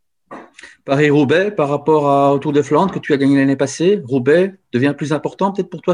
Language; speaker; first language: French; native; French